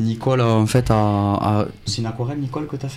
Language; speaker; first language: French; native; French